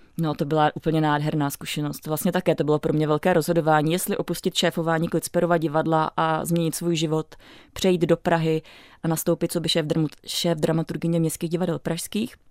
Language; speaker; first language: Czech; native; Czech